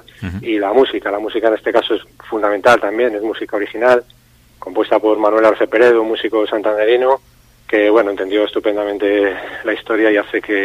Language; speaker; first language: Spanish; native; Spanish